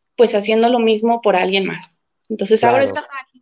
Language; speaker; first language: Spanish; early bilingual, heritage; Spanish